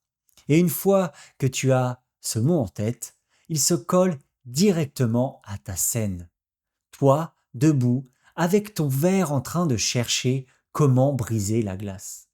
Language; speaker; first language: French; native; French